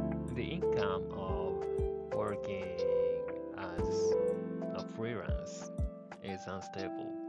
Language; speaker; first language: English; non-native, learner; Japanese